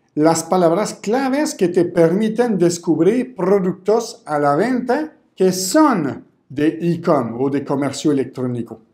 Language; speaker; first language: Spanish; non-native, fluent; French